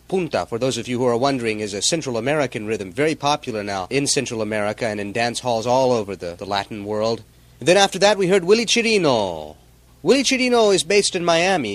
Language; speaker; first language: English; native; English